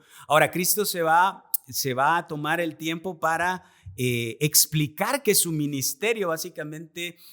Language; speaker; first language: Spanish; native; Spanish